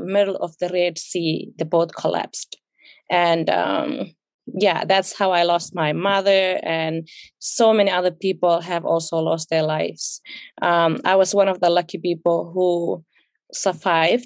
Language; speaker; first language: English; non-native, fluent; Somali